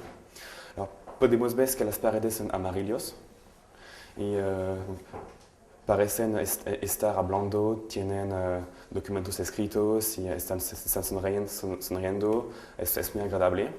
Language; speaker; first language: Spanish; non-native, learner; French